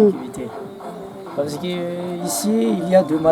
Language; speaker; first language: French; non-native, local second language; Malagasy